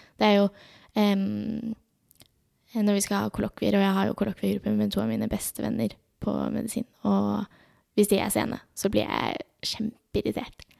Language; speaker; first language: Norwegian; early bilingual, other home language; Urdu